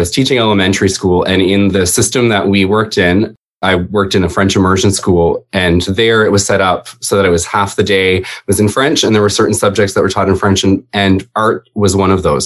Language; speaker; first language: English; native; English